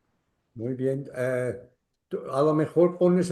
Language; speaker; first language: Spanish; non-native, fluent; German